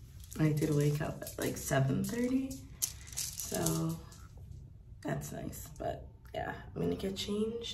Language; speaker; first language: English; native; English